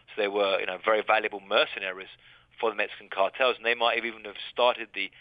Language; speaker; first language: English; native; English